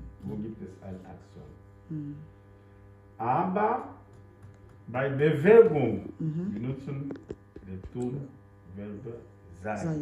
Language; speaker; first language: German; non-native, fluent; French